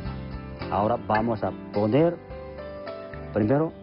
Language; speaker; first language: Spanish; non-native, fluent; Chinese